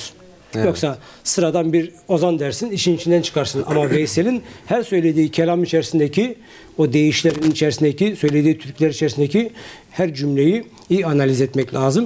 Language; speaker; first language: Turkish; native; Turkish